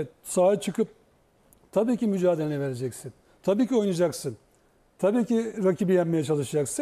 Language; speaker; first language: Turkish; native; Turkish